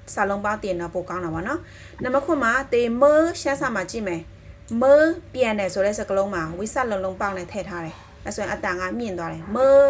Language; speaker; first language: Burmese; non-native, local second language; Shan